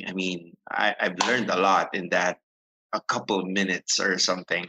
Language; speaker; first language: English; non-native, local second language; Filipino